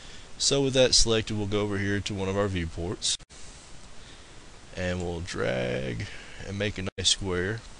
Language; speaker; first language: English; native; English